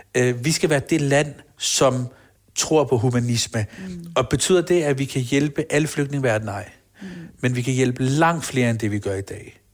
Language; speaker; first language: Danish; early bilingual, other home language; Urdu